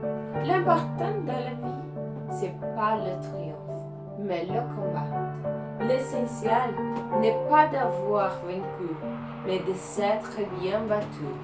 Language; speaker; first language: French; non-native, learner; Portuguese